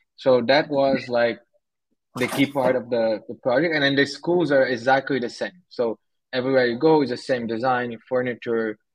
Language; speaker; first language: English; non-native, fluent; Portuguese